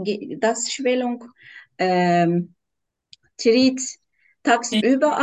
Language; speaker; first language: German; non-native, learner; Turkish